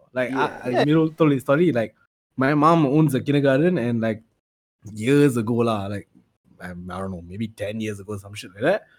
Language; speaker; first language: English; non-native, local second language; Tamil